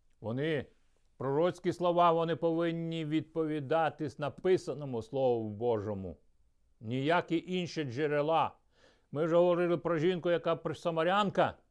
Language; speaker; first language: Ukrainian; early bilingual, other home language; Russian